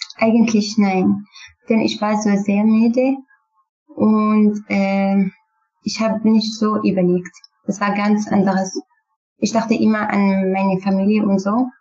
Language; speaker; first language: German; non-native, learner; Kurdish